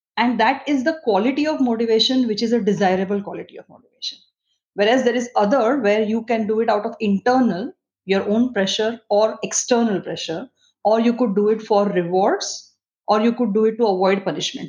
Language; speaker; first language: English; non-native, local second language; Marathi